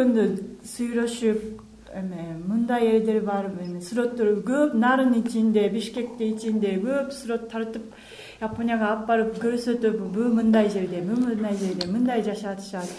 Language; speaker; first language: Kyrgyz; non-native, learner; Japanese